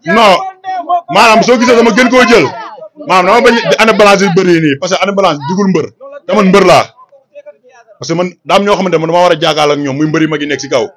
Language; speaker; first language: Wolof; native; Wolof